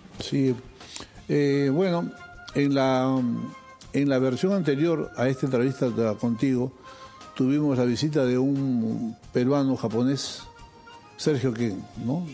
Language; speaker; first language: Spanish; native; Spanish